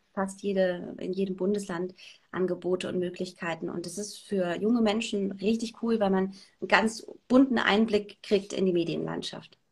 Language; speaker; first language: German; early bilingual, other home language; Persian